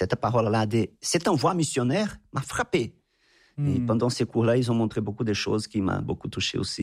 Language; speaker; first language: French; non-native, fluent; Portuguese